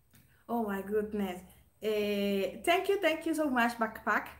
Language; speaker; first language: English; non-native, learner; Spanish